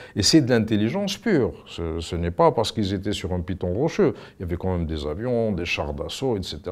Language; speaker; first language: French; non-native, local second language; Arabic